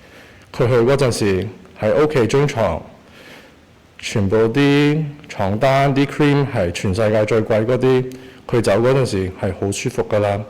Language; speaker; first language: Cantonese; early bilingual, heritage; Cantonese